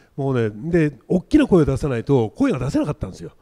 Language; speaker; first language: Japanese; native; Japanese